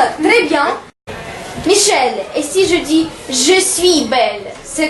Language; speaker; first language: French; non-native, learner; Russian